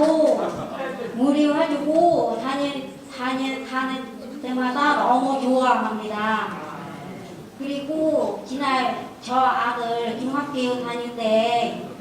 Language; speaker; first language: Korean; non-native, learner; Vietnamese